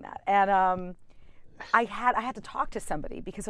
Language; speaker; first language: English; native; English